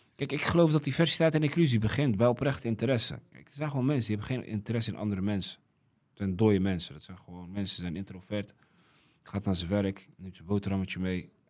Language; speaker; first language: Dutch; early bilingual, other home language; Riffian